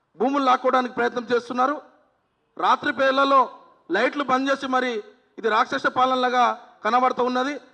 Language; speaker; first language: Telugu; non-native, local second language; Lambadi